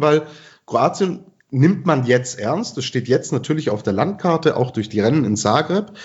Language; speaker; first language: German; native; German